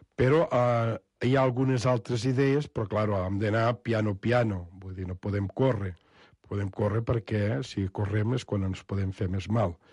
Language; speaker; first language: Catalan; native; Catalan